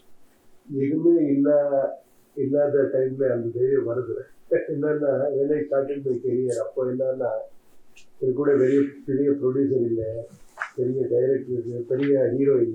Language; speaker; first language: Tamil; non-native, learner; Kannada